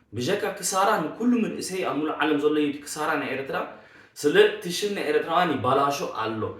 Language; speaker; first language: Tigrinya; early bilingual, heritage; Tigrinya